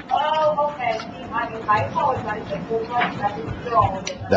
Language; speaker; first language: English; native; English